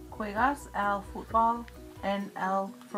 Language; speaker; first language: Spanish; non-native, learner; English